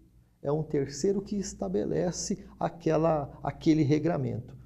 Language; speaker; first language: Portuguese; native; Portuguese